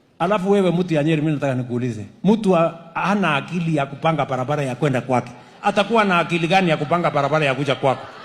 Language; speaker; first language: Swahili; non-native, local second language; Kalenjin